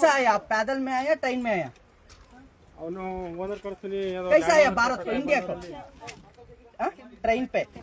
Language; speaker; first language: Hindi; non-native, local second language; Kannada